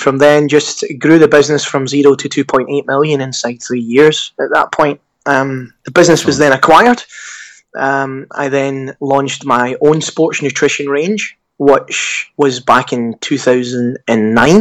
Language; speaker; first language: English; native; English